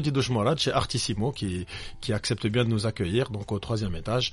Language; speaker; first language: French; non-native, local second language; Arabic